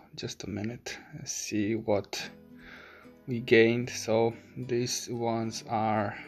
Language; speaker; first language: English; non-native, fluent; Romanian